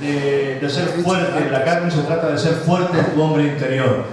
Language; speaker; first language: Spanish; native; Spanish